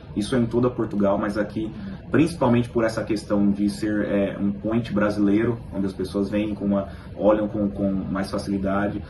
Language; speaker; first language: Portuguese; native; Portuguese